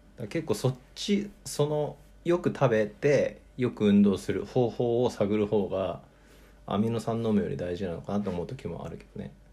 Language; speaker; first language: Japanese; native; Japanese